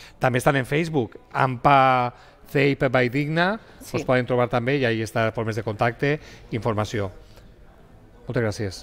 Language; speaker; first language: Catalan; native; Catalan